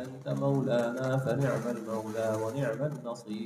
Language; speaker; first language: Arabic; native; Arabic